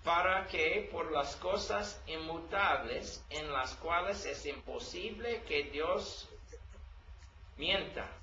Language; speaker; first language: Spanish; non-native, learner; English